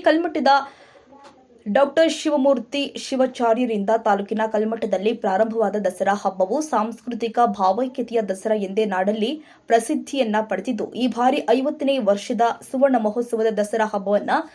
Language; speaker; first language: Kannada; native; Kannada